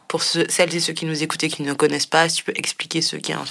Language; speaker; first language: French; native; French